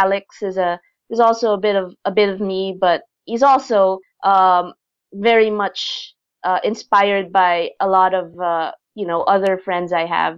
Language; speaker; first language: English; non-native, local second language; Filipino